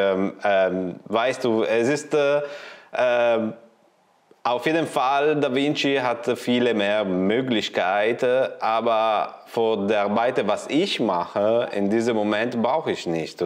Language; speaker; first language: German; non-native, learner; Italian